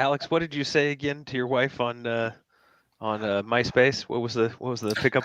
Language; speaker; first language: English; native; English